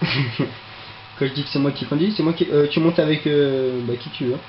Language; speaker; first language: French; native; French